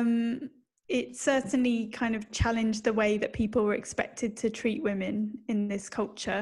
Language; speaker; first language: English; native; English